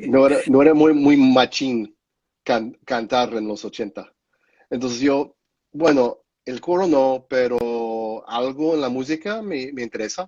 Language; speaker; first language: Spanish; non-native, fluent; English